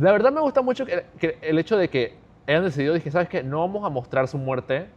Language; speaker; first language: Spanish; native; Spanish